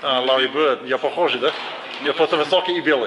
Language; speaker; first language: Russian; non-native, learner; English